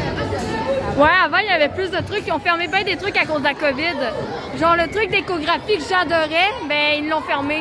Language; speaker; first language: French; native; French